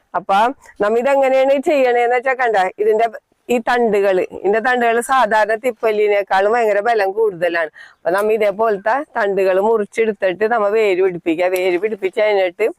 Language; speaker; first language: Malayalam; native; Malayalam